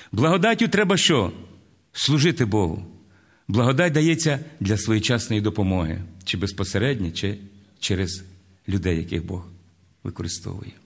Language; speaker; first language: Ukrainian; native; Ukrainian